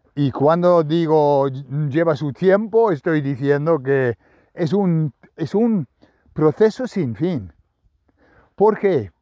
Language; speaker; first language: Spanish; non-native, fluent; English